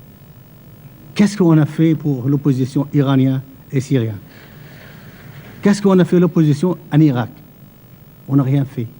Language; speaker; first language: French; non-native, fluent; Arabic